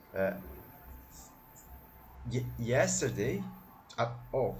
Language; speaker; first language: English; non-native, learner; Portuguese